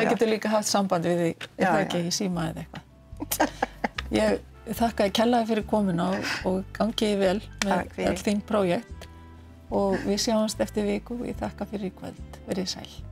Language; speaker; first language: Icelandic; native; Icelandic